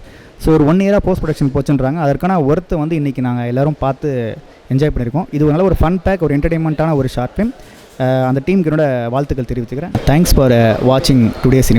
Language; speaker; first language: Tamil; native; Tamil